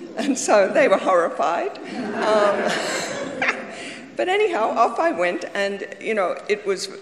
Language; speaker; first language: English; native; English